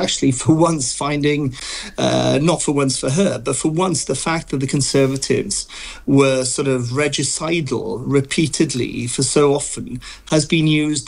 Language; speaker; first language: English; native; English